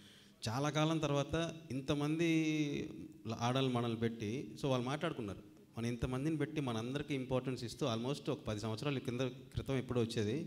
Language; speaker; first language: Telugu; native; Telugu